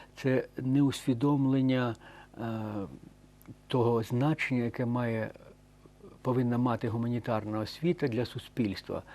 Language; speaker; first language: Ukrainian; native; Ukrainian